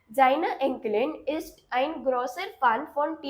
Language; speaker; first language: German; non-native, fluent; Hindi